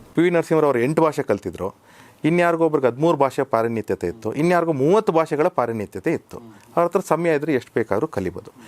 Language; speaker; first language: Kannada; native; Kannada